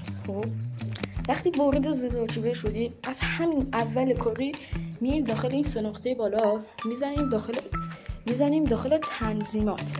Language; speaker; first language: Persian; native; Persian